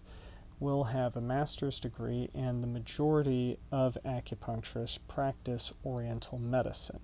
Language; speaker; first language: English; native; English